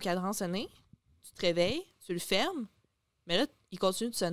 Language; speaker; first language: French; native; French